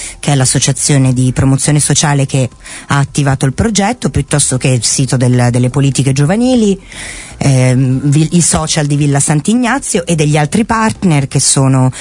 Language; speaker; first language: Italian; native; Italian